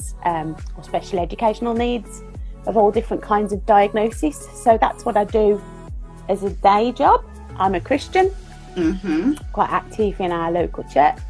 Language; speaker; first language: English; native; English